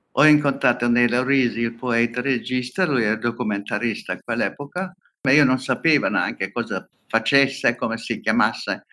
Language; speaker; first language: Italian; non-native, fluent; Hungarian